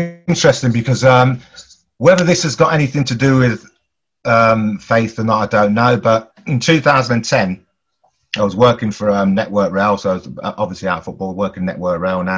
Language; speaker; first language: English; native; English